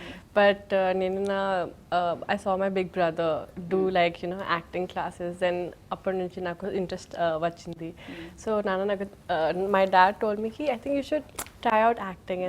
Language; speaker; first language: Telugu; non-native, local second language; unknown